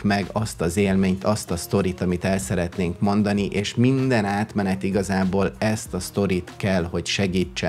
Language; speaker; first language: Hungarian; native; Hungarian